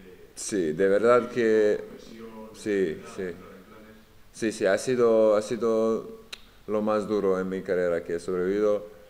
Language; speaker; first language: Spanish; non-native, fluent; Serbian